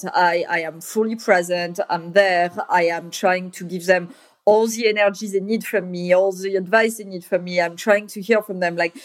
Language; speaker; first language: English; non-native, fluent; French